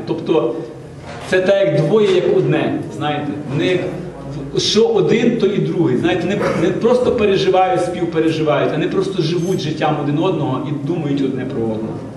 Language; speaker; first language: Ukrainian; non-native, local second language; Russian